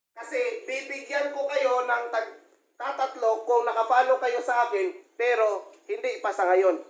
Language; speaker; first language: Filipino; non-native, local second language; Cebuano